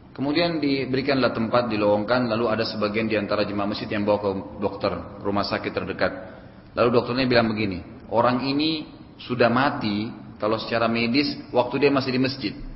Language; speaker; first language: Indonesian; native; Indonesian